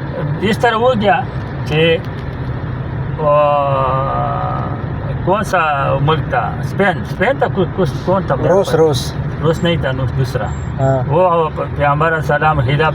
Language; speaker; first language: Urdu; non-native, local second language; Pashto